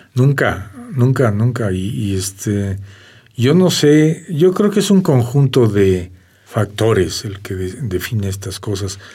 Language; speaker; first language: Spanish; native; Spanish